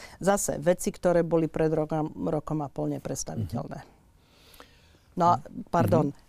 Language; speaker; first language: Slovak; native; Slovak